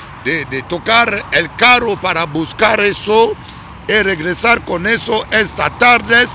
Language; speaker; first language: Spanish; non-native, learner; Lingala